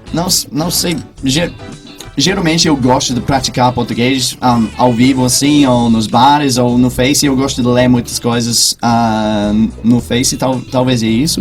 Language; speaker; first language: Portuguese; non-native, fluent; English